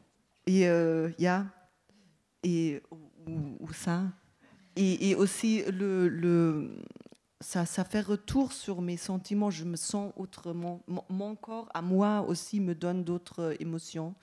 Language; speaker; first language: French; non-native, fluent; German